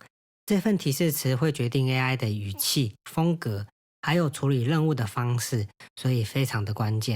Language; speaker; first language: Chinese; native; Chinese